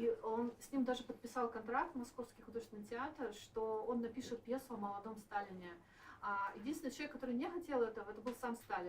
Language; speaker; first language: Russian; native; Russian